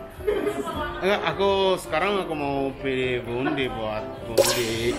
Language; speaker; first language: Indonesian; non-native, fluent; Japanese